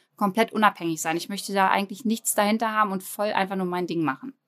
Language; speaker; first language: German; native; German